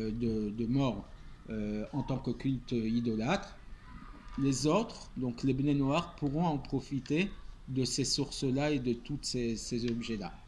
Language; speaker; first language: French; native; French